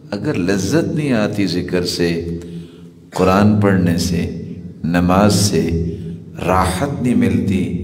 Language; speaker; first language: Urdu; non-native, local second language; Punjabi